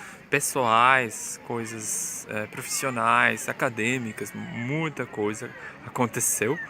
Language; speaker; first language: Portuguese; non-native, fluent; Spanish